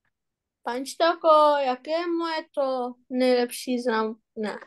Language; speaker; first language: Czech; non-native, learner; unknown